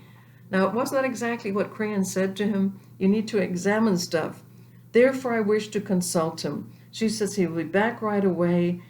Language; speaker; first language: English; native; English